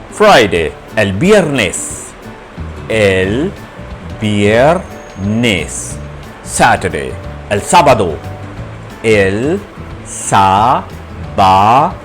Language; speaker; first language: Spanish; non-native, fluent; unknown